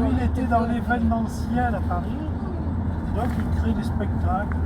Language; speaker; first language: French; native; French